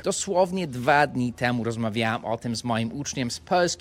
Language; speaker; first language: Polish; non-native, fluent; English